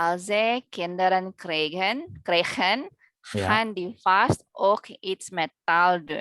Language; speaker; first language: Dutch; non-native, learner; Indonesian